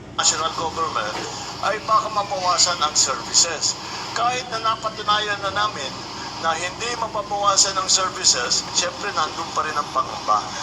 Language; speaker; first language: Filipino; native; Filipino